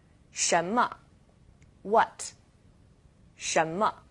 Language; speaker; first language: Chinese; non-native, fluent; English